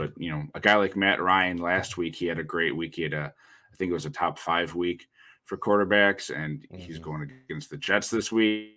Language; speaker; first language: English; native; English